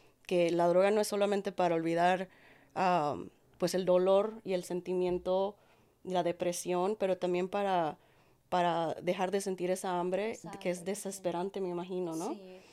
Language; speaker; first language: Spanish; early bilingual, heritage; Spanish